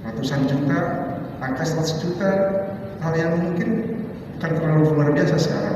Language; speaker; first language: Indonesian; native; Indonesian